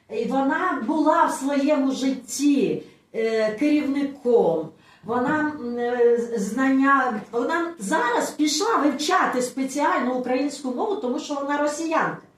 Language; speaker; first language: Ukrainian; non-native, local second language; Russian